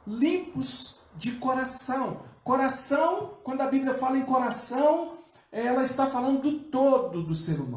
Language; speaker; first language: Portuguese; native; Portuguese